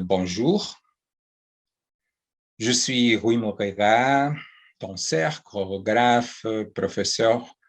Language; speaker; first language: French; non-native, fluent; Portuguese